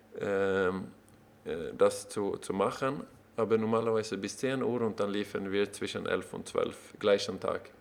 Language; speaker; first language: German; non-native, learner; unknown